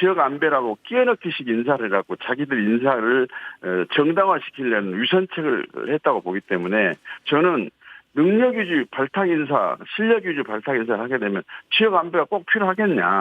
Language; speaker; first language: Korean; native; Korean